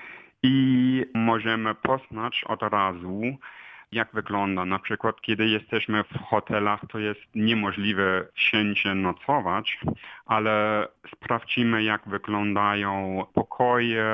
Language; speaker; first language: Polish; non-native, fluent; German